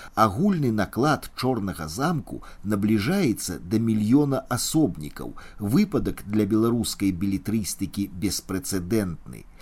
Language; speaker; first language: Belarusian; native; Belarusian